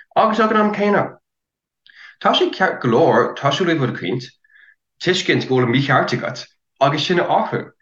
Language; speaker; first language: Irish; non-native, fluent; English